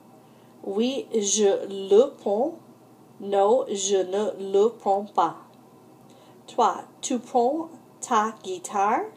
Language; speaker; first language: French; non-native, fluent; English